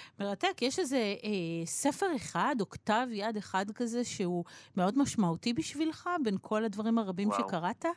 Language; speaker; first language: Hebrew; native; Hebrew